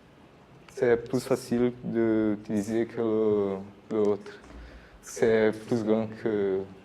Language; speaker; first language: French; non-native, learner; Portuguese